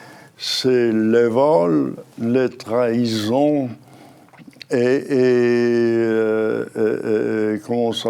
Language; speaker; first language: French; non-native, fluent; Hebrew